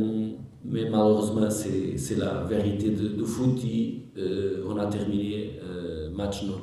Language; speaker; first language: French; non-native, learner; Portuguese